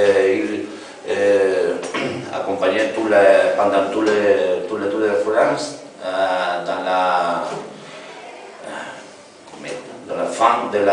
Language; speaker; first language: French; non-native, learner; Spanish